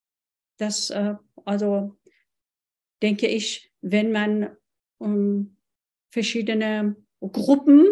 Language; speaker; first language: German; non-native, fluent; Persian